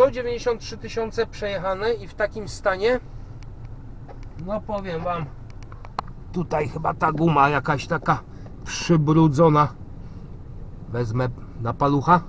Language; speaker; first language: Polish; native; Polish